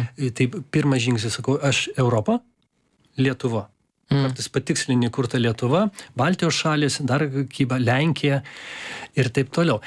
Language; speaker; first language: Lithuanian; non-native, local second language; Russian